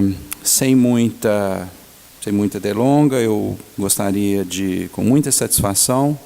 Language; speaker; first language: Portuguese; native; Portuguese